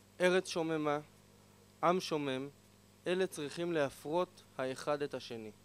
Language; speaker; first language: Hebrew; native; Hebrew